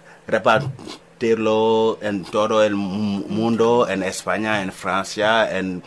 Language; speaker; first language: Spanish; non-native, learner; Wolof